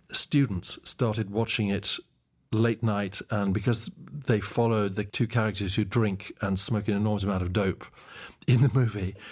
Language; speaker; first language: English; native; English